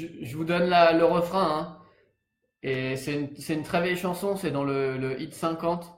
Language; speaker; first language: French; native; French